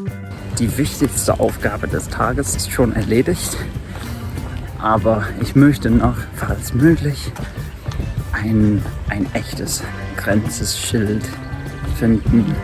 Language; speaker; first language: German; non-native, fluent; English